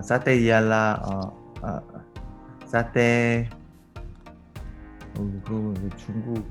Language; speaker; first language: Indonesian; non-native, learner; Korean